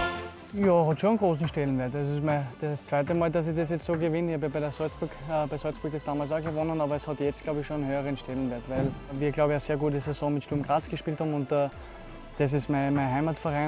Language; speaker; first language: German; native; German